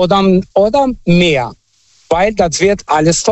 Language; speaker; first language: German; non-native, fluent; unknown